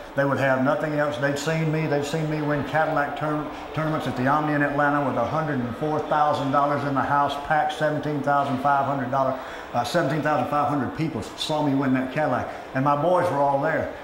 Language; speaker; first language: English; native; English